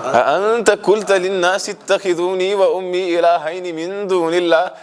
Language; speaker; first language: Arabic; non-native, fluent; Kashmiri